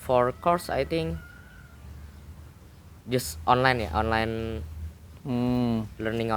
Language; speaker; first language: English; non-native, learner; Indonesian